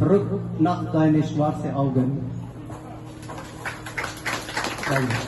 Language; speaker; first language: German; non-native, learner; Kurdish